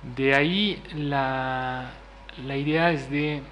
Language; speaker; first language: Spanish; non-native, fluent; French